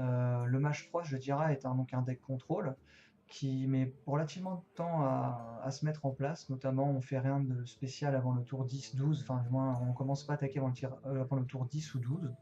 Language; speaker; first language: French; native; French